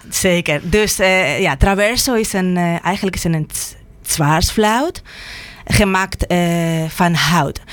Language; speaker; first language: Dutch; non-native, fluent; Spanish